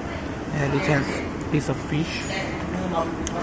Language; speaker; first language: English; non-native, learner; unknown